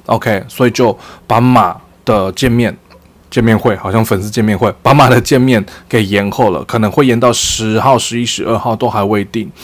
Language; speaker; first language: Chinese; early bilingual, heritage; Chinese